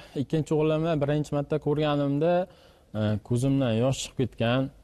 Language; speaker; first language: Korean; non-native, learner; Uzbek